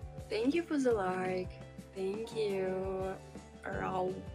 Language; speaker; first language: English; non-native, learner; Ukrainian